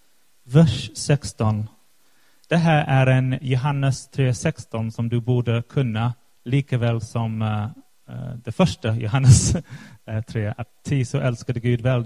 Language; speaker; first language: Swedish; non-native, fluent; English